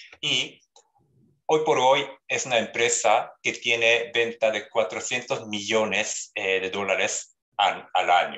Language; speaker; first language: Spanish; non-native, fluent; Japanese